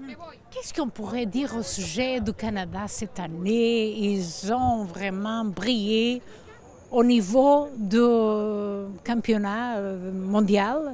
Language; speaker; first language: French; early bilingual, heritage; Portuguese